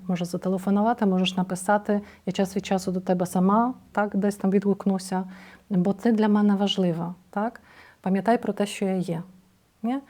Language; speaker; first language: Ukrainian; native; Ukrainian